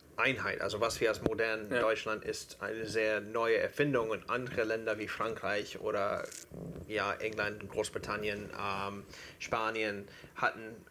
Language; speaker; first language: German; non-native, fluent; English